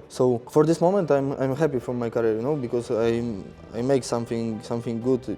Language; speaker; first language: English; non-native, fluent; Polish